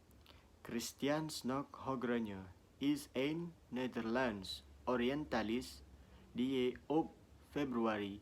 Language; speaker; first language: Dutch; non-native, learner; Indonesian